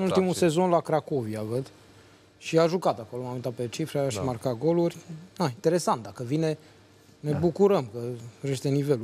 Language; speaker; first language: Romanian; native; Romanian